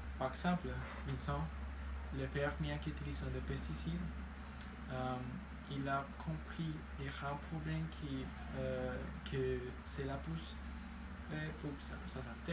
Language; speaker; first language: French; non-native, learner; Spanish